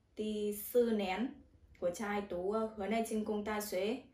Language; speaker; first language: Chinese; non-native, learner; Vietnamese